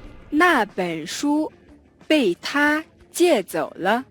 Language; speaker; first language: Chinese; non-native, learner; Mongolian